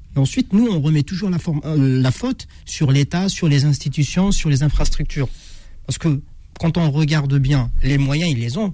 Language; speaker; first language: French; non-native, local second language; Arabic